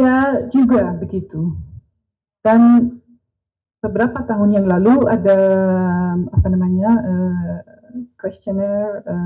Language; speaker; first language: Indonesian; non-native, learner; Dutch